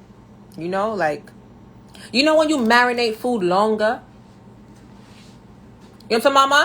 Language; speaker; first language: English; native; English